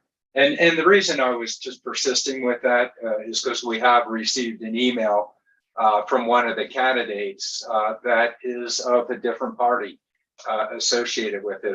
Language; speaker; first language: English; native; English